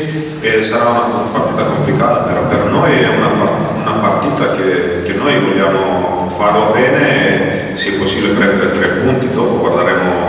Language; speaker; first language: Italian; non-native, fluent; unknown